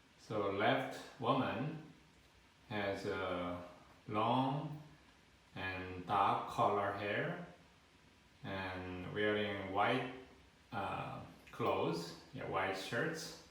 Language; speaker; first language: English; non-native, fluent; Korean